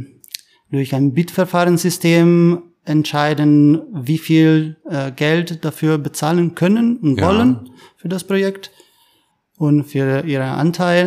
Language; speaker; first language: German; non-native, fluent; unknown